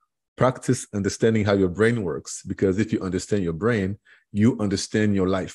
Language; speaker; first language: English; non-native, local second language; French